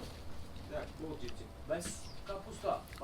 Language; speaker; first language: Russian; non-native, learner; Turkish